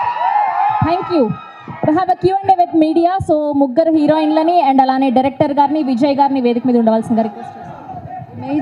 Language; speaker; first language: Telugu; native; Telugu